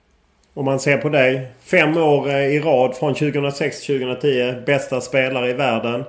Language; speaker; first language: Swedish; native; Swedish